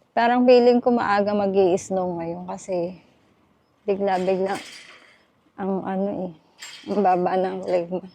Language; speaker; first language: Filipino; native; Filipino